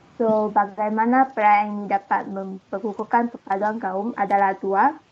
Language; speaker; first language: Malay; non-native, local second language; Chinese